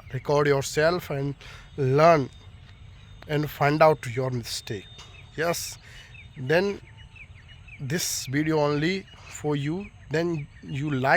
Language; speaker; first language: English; non-native, local second language; Hindi